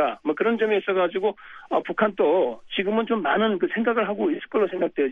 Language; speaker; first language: Korean; native; Korean